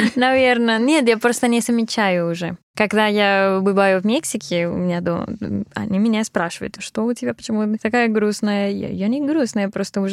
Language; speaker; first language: Russian; non-native, fluent; Spanish